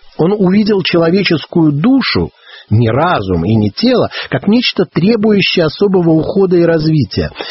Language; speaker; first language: Russian; native; Russian